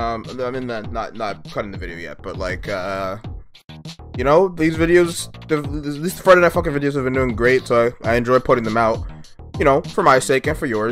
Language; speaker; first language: English; native; English